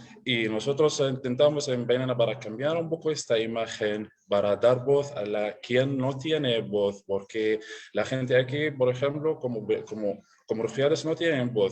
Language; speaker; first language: Spanish; non-native, learner; Arabic